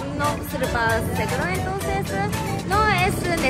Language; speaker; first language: Spanish; non-native, learner; Japanese